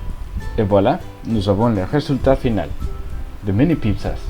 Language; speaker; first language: French; non-native, learner; Spanish